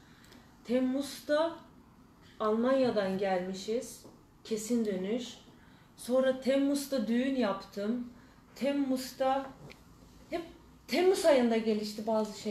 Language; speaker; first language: Turkish; early bilingual, heritage; Turkish